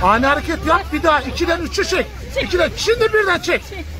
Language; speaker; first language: Turkish; native; Turkish